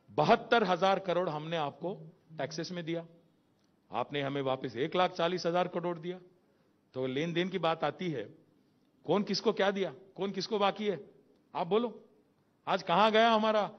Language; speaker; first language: Hindi; non-native, local second language; Telugu